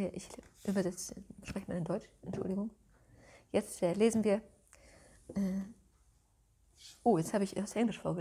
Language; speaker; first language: German; native; German